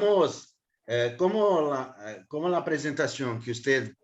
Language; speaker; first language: Spanish; non-native, learner; Portuguese